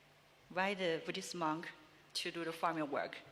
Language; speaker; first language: English; non-native, learner; Chinese